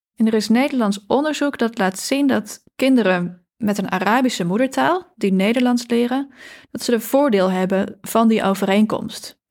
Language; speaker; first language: Dutch; native; Dutch